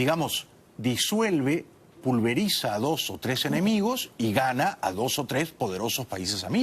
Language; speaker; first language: Spanish; native; Spanish